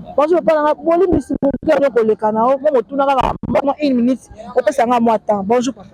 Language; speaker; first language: Lingala; native; Lingala